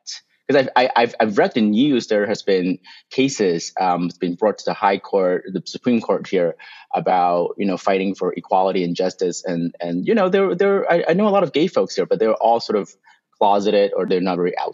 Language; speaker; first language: English; non-native, local second language; Cantonese